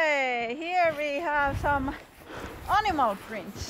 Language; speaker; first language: English; non-native, fluent; Finnish